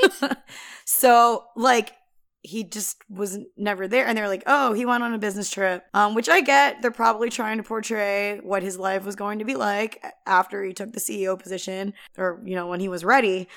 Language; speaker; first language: English; early bilingual, other home language; Filipino